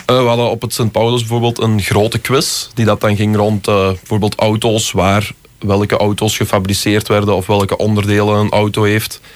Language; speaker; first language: Dutch; native; Dutch